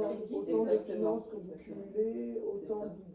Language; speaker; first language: French; native; French